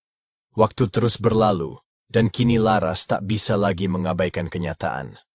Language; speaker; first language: Indonesian; native; Indonesian